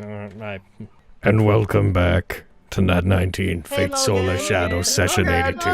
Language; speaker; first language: English; native; English